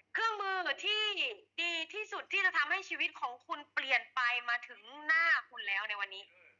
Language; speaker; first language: Thai; native; Thai